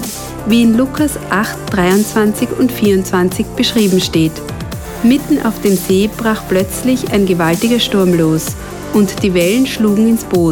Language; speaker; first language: German; native; German